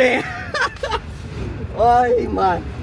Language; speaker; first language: Spanish; non-native, learner; English